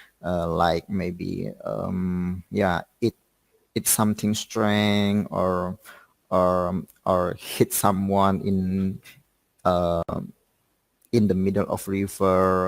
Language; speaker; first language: English; non-native, learner; Indonesian